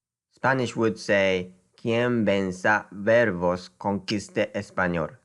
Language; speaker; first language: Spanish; non-native, fluent; Japanese